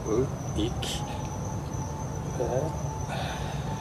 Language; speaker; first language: Turkish; non-native, learner; Japanese